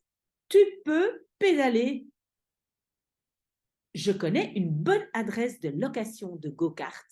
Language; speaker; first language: French; non-native, fluent; Dutch